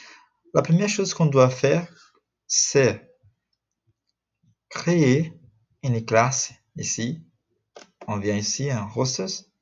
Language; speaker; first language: French; non-native, fluent; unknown